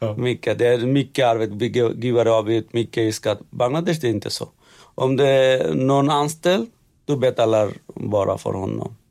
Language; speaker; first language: Swedish; non-native, learner; Bangla